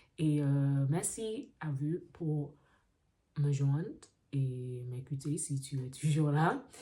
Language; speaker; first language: French; non-native, learner; English